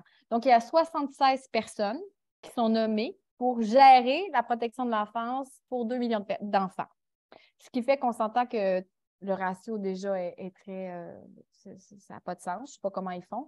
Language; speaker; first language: French; native; French